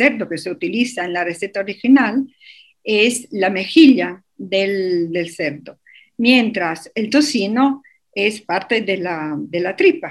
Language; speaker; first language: Spanish; non-native, fluent; Italian